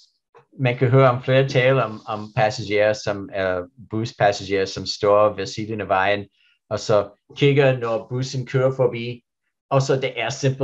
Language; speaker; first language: Danish; non-native, learner; English